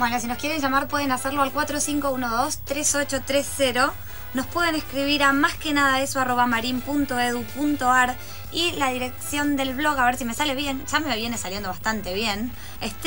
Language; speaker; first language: Spanish; native; Spanish